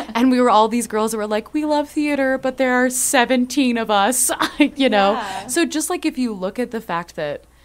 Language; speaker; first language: English; native; English